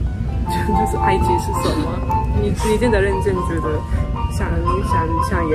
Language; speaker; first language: Chinese; non-native, learner; Japanese